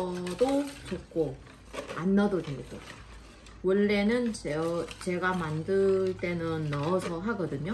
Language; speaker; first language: Korean; non-native, fluent; Vietnamese